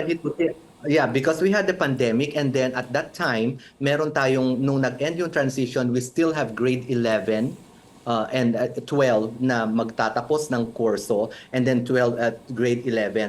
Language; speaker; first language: Filipino; native; Filipino